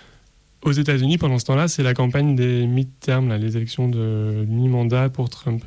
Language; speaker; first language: French; native; French